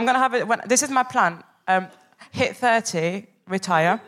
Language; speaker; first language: English; non-native, fluent; French